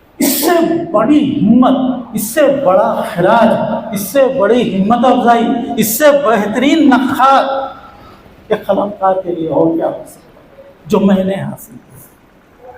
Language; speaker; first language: Urdu; native; Urdu